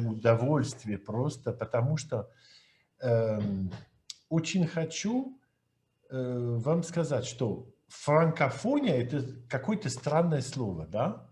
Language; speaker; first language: Russian; non-native, fluent; French